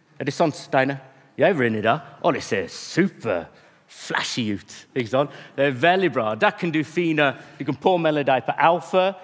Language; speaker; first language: Norwegian; non-native, fluent; English